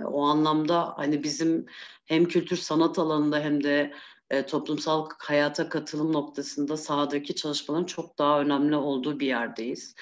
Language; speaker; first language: Turkish; native; Turkish